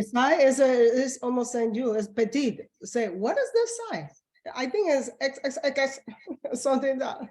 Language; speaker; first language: English; non-native, learner; Spanish